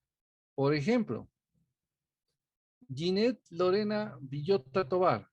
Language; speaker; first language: Spanish; native; Spanish